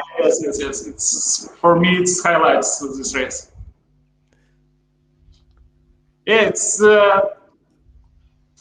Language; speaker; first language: English; non-native, learner; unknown